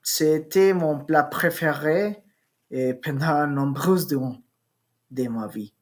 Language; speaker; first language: French; non-native, learner; Spanish